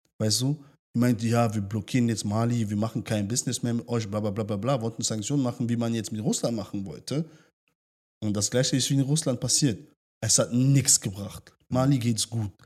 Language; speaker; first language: German; early bilingual, other home language; French